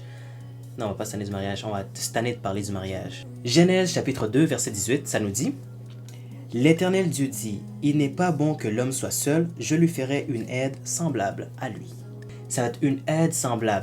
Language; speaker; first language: French; native; French